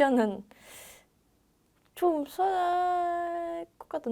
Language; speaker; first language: Korean; non-native, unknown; Indonesian